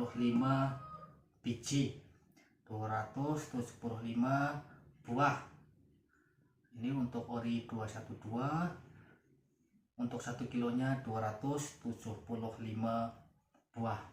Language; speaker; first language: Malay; non-native, local second language; Javanese